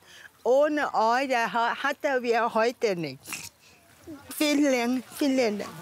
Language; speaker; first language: German; non-native, learner; Thai